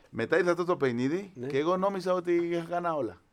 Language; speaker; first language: Greek; non-native, learner; Spanish